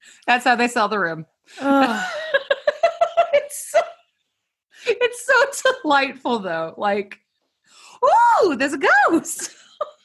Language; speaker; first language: English; native; English